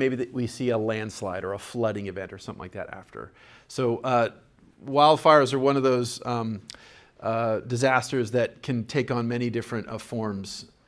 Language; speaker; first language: English; native; English